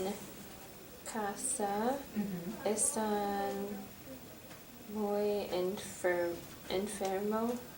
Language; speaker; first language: Spanish; non-native, learner; English